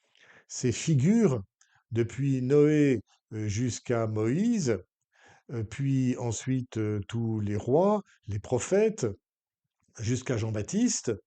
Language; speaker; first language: French; native; French